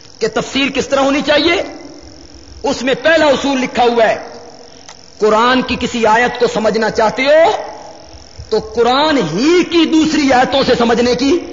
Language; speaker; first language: Urdu; non-native, local second language; Punjabi